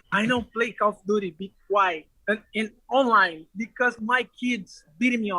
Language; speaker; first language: English; non-native, learner; Portuguese